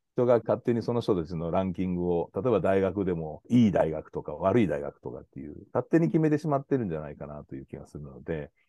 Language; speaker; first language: Japanese; native; Japanese